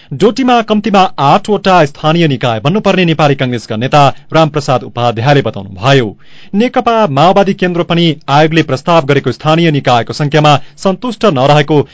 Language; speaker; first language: Nepali; native; Nepali